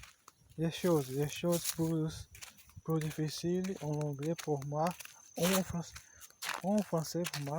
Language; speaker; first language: French; non-native, learner; Portuguese